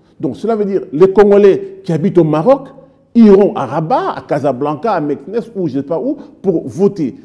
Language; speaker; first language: French; non-native, local second language; Lingala